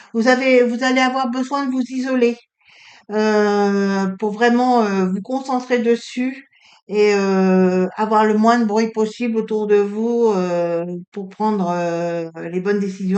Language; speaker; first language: French; native; French